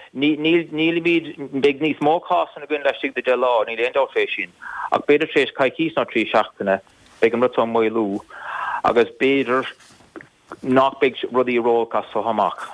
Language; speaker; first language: Irish; native; Irish